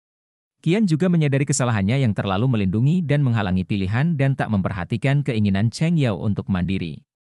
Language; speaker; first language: Indonesian; native; Indonesian